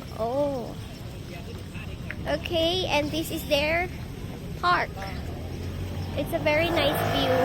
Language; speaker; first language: English; non-native, local second language; Filipino